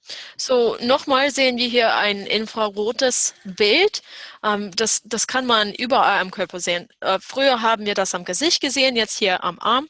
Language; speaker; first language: German; non-native, fluent; English